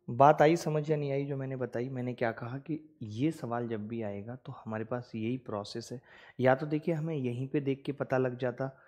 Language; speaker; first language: Hindi; native; Hindi